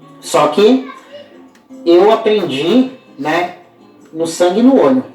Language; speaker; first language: Portuguese; native; Portuguese